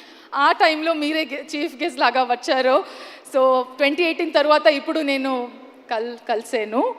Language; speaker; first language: Telugu; non-native, learner; Kannada